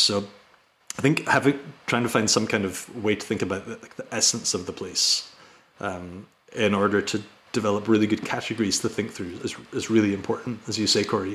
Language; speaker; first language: English; native; English